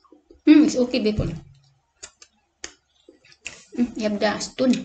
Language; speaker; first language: English; non-native, local second language; Cebuano